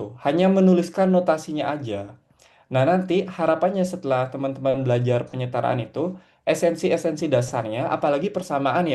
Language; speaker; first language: Indonesian; native; Indonesian